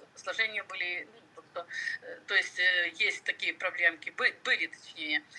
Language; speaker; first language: Russian; non-native, local second language; Ukrainian